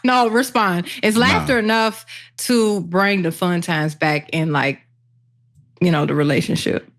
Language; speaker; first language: English; native; English